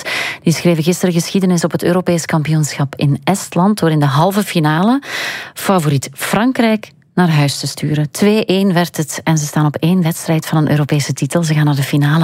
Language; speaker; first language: Dutch; native; Dutch